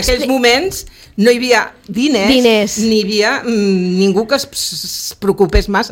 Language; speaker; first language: Catalan; native; Catalan